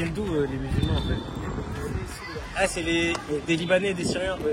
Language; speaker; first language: French; native; French